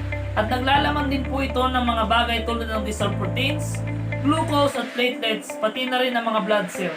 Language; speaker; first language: Filipino; native; Filipino